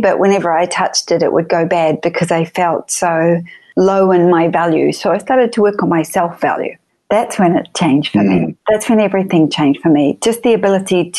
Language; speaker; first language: English; native; English